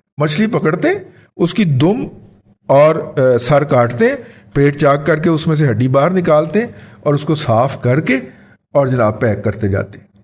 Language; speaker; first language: Urdu; non-native, local second language; Punjabi